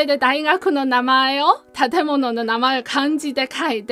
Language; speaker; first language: Japanese; non-native, fluent; Chinese